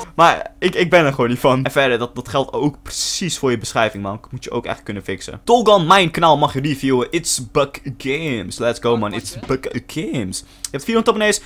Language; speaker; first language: Dutch; early bilingual, other home language; Turkish